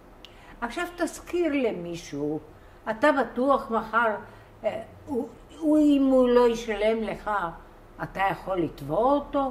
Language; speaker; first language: Hebrew; non-native, fluent; Bulgarian